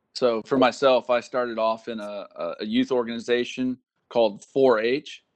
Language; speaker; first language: English; native; English